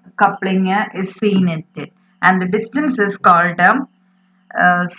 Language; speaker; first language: English; non-native, local second language; Malayalam